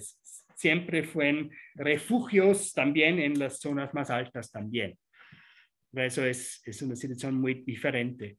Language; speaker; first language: Spanish; non-native, fluent; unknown